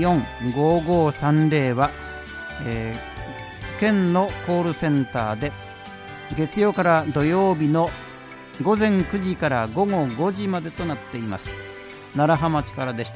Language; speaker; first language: Japanese; native; Japanese